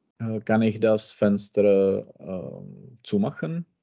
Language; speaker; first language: German; non-native, learner; Czech